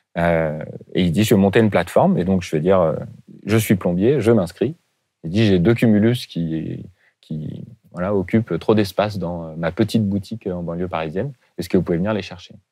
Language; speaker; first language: French; native; French